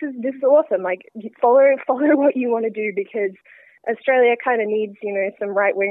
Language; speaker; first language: English; native; English